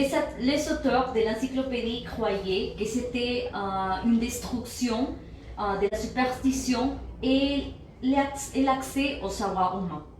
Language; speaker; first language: French; non-native, learner; Spanish